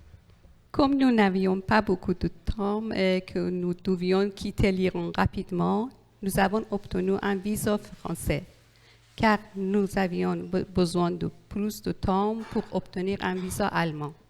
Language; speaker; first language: French; non-native, learner; Persian